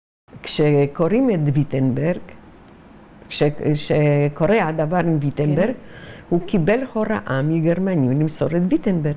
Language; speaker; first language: Hebrew; non-native, fluent; Yiddish